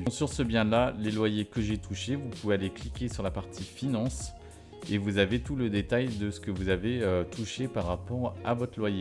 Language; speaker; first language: French; native; French